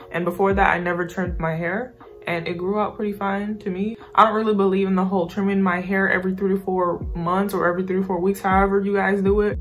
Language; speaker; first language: English; native; English